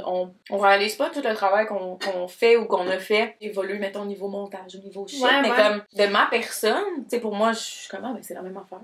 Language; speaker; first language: French; native; French